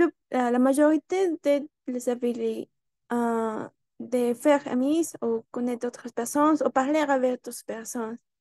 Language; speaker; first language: French; non-native, learner; Spanish